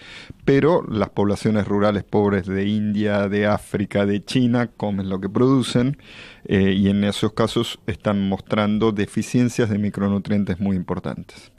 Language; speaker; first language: Spanish; native; Spanish